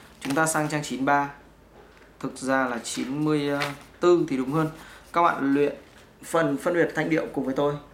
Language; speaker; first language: Vietnamese; native; Vietnamese